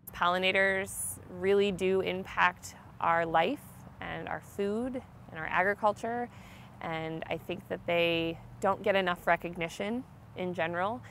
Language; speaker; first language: English; native; English